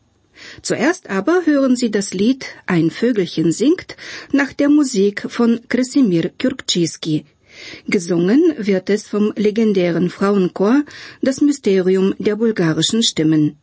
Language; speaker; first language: German; non-native, fluent; Bulgarian